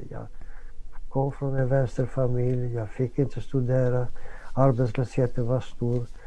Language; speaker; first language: Swedish; non-native, fluent; Greek